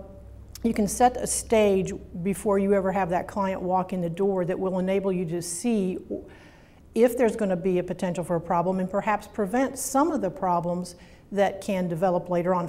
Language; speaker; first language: English; native; English